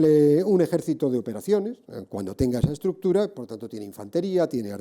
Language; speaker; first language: Spanish; native; Spanish